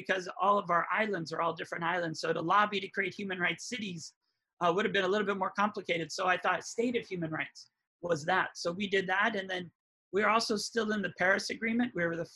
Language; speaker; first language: English; native; English